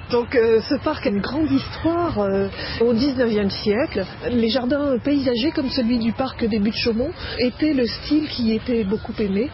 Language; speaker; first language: French; native; French